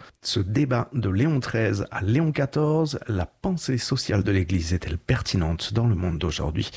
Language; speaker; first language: French; native; French